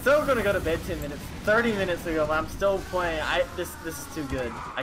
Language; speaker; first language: English; native; English